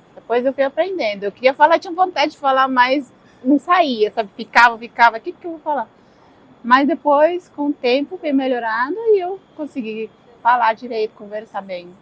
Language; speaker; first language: Portuguese; early bilingual, other home language; Spanish